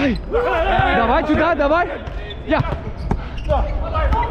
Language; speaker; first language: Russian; non-native, learner; Italian